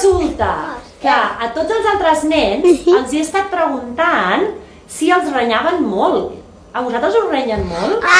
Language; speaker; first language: Catalan; native; Catalan